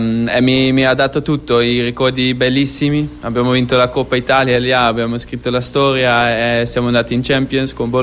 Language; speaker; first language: Italian; non-native, fluent; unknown